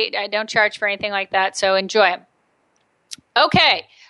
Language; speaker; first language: English; native; English